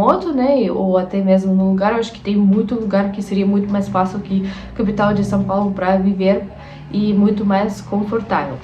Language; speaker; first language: Portuguese; non-native, fluent; Russian